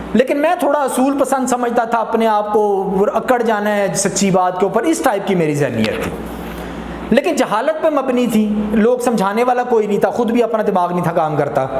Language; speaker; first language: Urdu; non-native, local second language; Punjabi